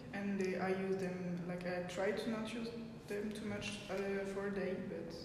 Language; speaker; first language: English; non-native, learner; French